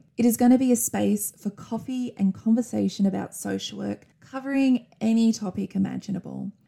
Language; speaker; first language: English; native; English